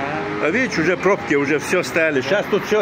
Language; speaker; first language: Russian; non-native, local second language; Chechen